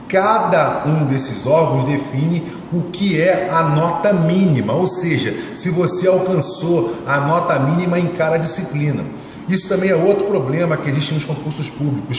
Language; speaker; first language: Portuguese; native; Portuguese